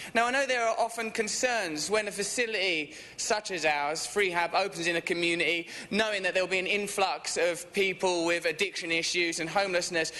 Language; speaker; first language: English; native; English